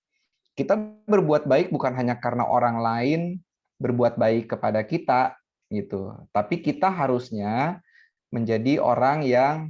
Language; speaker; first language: Indonesian; native; Indonesian